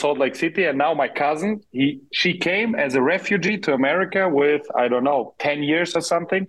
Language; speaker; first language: English; non-native, fluent; German